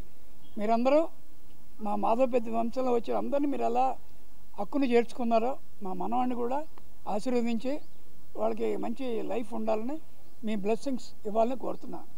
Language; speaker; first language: Telugu; native; Telugu